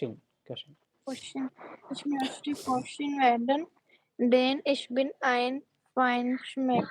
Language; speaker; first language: German; non-native, learner; Hindi